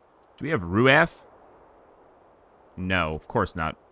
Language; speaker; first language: English; native; English